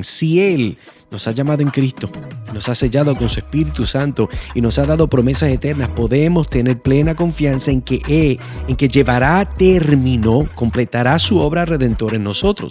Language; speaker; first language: Spanish; native; Spanish